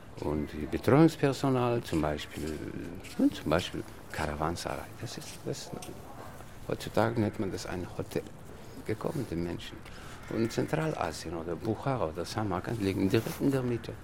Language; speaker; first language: German; non-native, learner; Tajik